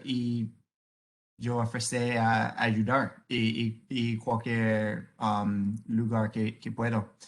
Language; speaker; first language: Spanish; non-native, learner; English